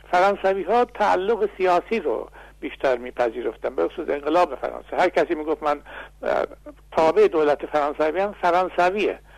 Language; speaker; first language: Persian; non-native, local second language; Azerbaijani